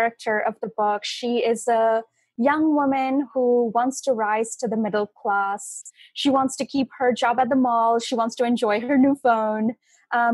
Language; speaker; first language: English; non-native, local second language; Bangla